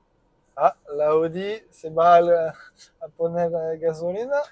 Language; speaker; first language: Spanish; non-native, learner; French